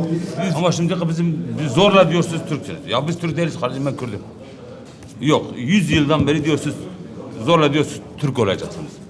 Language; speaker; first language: Turkish; non-native, local second language; Kurdish